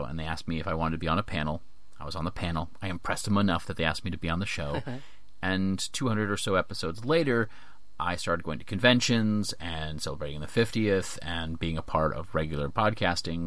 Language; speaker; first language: English; native; English